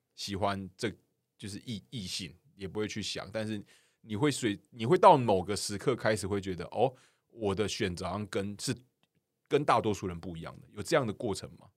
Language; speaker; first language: Chinese; native; Chinese